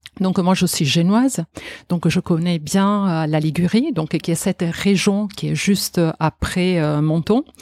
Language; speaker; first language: French; non-native, fluent; Italian